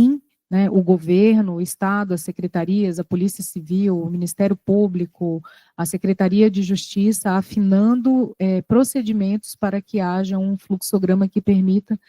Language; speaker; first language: Portuguese; native; Portuguese